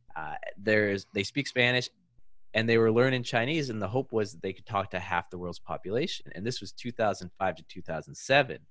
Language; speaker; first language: English; native; English